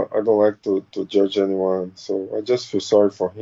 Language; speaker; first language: English; non-native, learner; Portuguese